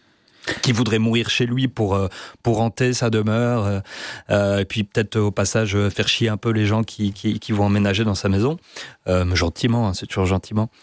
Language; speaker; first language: French; native; French